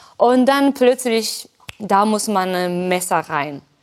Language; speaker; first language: German; non-native, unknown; Japanese